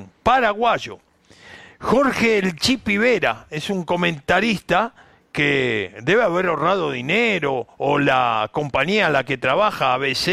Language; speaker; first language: Spanish; native; Spanish